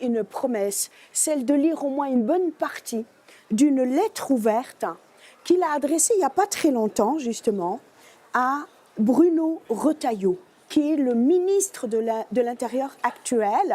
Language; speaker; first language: French; native; French